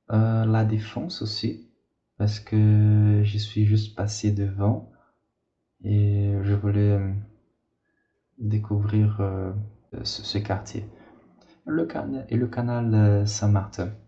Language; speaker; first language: French; non-native, fluent; Portuguese